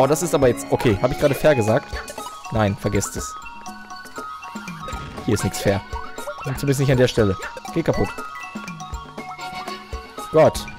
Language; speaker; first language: German; native; German